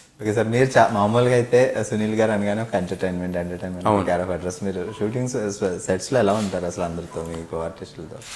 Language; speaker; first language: Telugu; native; Telugu